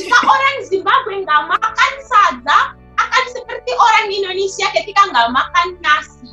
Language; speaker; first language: Indonesian; non-native, fluent; Shona